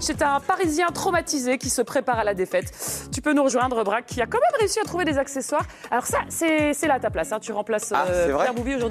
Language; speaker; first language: French; native; French